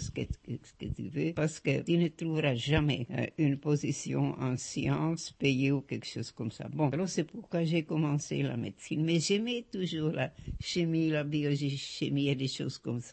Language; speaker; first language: French; non-native, fluent; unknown